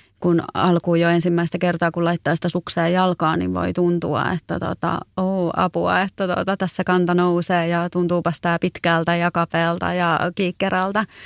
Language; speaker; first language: Finnish; native; Finnish